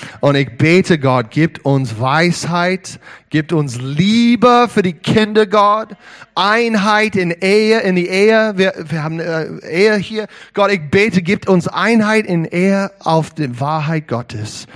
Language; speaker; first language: German; non-native, learner; English